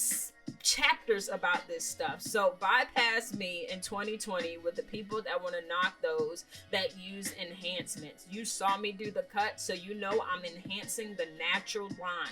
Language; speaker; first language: English; native; English